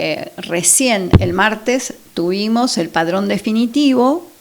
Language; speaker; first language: Spanish; native; Spanish